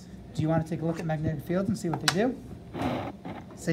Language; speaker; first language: English; native; English